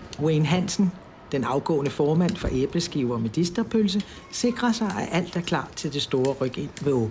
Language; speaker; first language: Danish; native; Danish